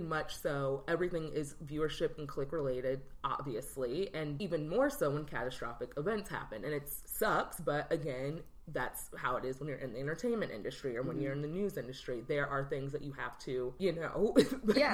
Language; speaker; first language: English; native; English